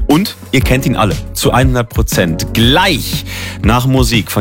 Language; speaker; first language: German; native; German